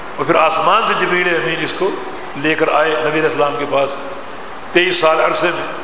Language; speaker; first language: Urdu; non-native, local second language; Punjabi